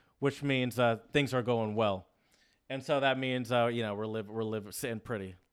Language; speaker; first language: English; native; English